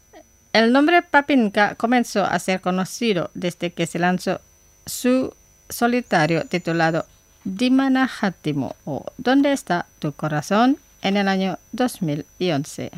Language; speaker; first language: Spanish; non-native, fluent; Indonesian